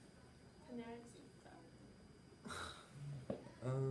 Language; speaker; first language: Spanish; non-native, learner; English